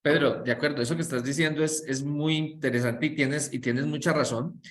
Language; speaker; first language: Spanish; native; Spanish